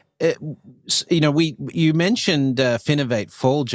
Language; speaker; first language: English; native; English